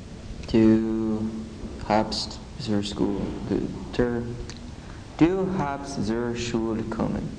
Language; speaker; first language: German; non-native, learner; English